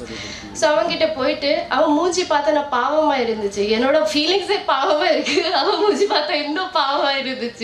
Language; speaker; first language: Tamil; non-native, learner; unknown